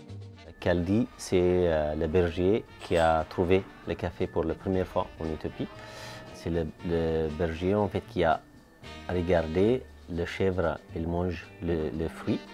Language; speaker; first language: French; non-native, fluent; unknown